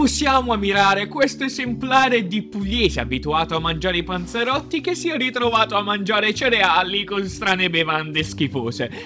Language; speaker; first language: Italian; native; Italian